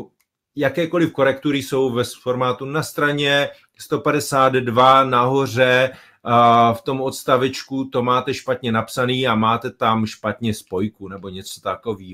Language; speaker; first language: Czech; native; Czech